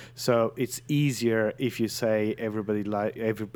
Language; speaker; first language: English; non-native, fluent; Italian